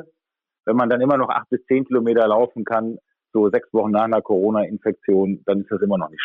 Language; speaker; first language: German; native; German